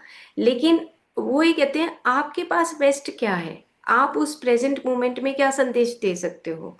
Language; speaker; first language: Hindi; native; Hindi